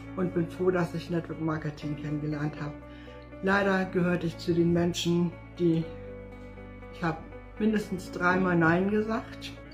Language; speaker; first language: German; native; German